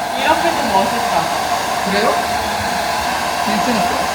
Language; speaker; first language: Korean; non-native, learner; Japanese